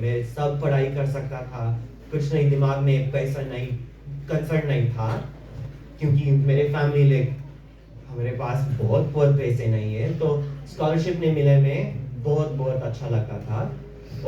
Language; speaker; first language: Hindi; early bilingual, heritage; English